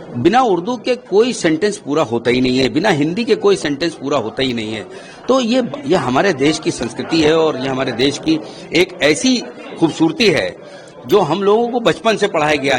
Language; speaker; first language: Hindi; native; Hindi